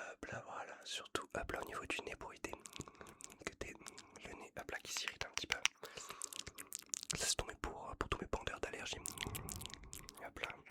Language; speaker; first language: French; native; French